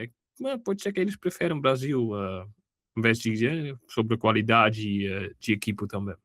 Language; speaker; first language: Portuguese; non-native, fluent; Dutch